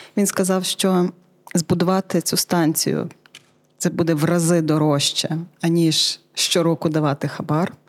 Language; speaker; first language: Ukrainian; native; Ukrainian